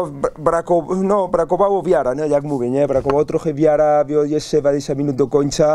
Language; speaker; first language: Polish; non-native, learner; Spanish